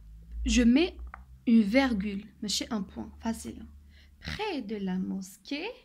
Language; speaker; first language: French; non-native, local second language; Arabic